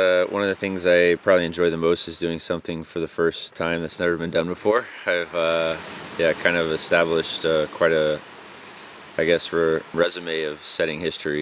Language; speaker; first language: English; native; English